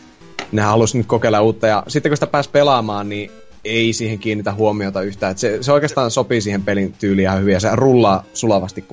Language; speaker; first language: Finnish; native; Finnish